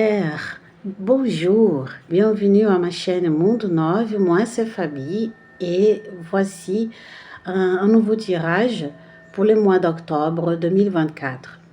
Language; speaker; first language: French; non-native, fluent; Portuguese